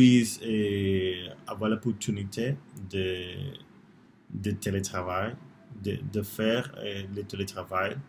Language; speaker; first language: French; non-native, learner; Spanish